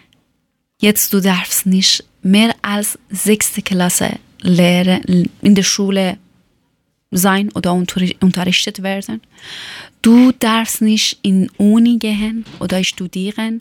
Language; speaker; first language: German; non-native, learner; Persian